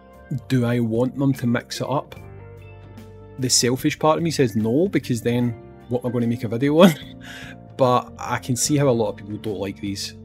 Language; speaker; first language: English; native; English